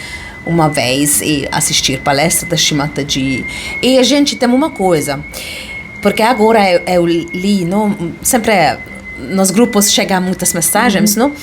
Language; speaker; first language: Portuguese; non-native, fluent; Hungarian